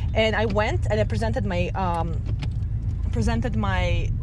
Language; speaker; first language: English; non-native, fluent; Serbian